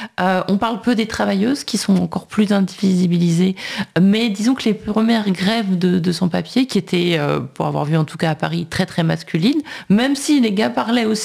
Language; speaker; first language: French; native; French